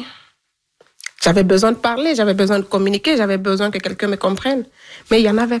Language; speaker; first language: French; non-native, local second language; Fula